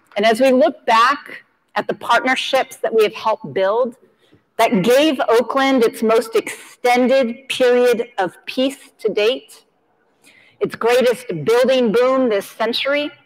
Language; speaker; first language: English; native; English